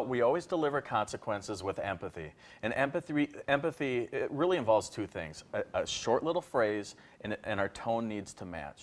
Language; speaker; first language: English; native; English